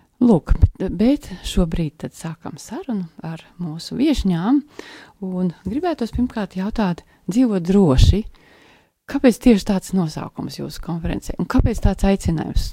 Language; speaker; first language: Latvian; native; Latvian